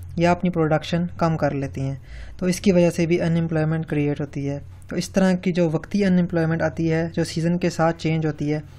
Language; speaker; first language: Urdu; non-native, local second language; Punjabi